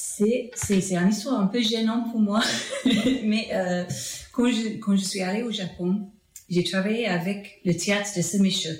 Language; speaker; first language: French; non-native, fluent; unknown